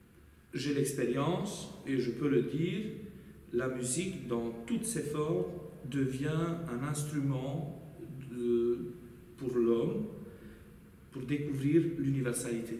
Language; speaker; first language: French; non-native, fluent; Romanian